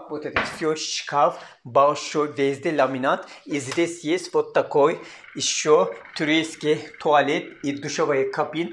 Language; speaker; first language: Russian; non-native, learner; Turkish